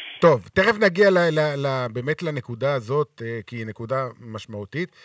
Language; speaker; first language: Hebrew; native; Hebrew